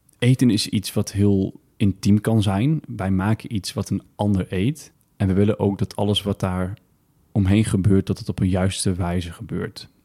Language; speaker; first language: Dutch; early bilingual, other home language; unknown